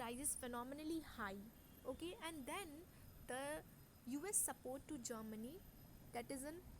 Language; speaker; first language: English; non-native, local second language; Hindi